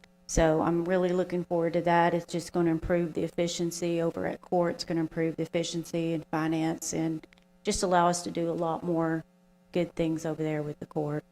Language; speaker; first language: English; native; English